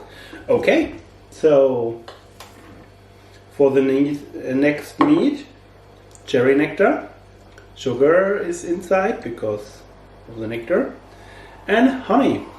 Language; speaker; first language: English; non-native, learner; German